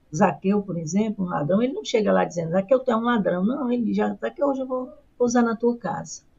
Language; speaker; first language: Portuguese; native; Portuguese